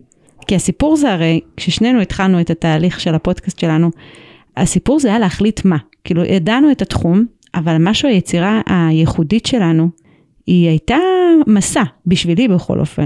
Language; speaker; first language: Hebrew; native; Hebrew